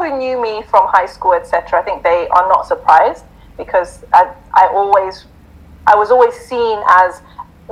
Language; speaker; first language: English; native; English